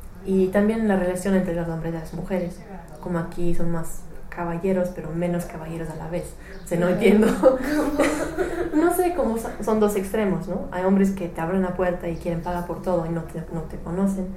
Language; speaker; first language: Spanish; non-native, fluent; English